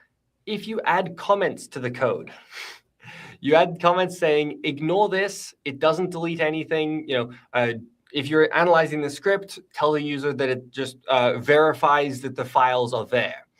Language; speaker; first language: English; native; English